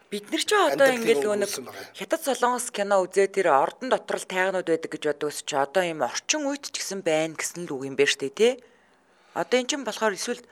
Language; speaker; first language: Mongolian; native; Mongolian